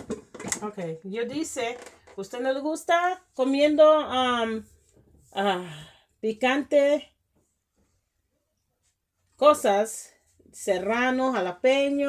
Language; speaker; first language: Spanish; non-native, learner; English